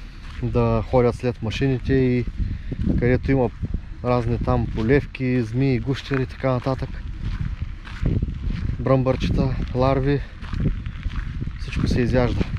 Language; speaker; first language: Bulgarian; native; Bulgarian